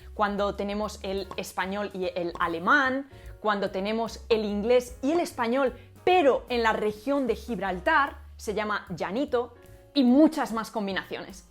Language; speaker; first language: Spanish; native; Spanish